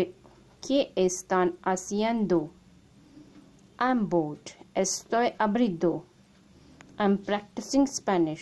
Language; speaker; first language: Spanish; non-native, learner; Hindi